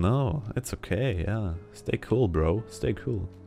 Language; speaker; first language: English; non-native, learner; German